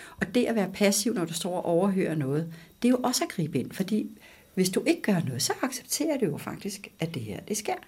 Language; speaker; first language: Danish; native; Danish